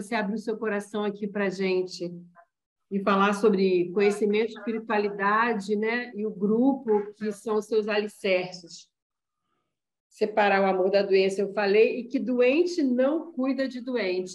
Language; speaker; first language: Portuguese; native; Portuguese